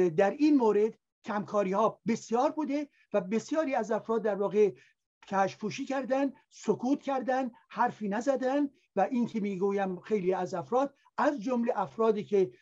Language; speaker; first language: Persian; native; Persian